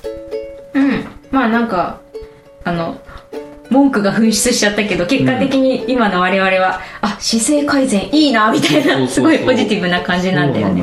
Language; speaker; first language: Japanese; native; Japanese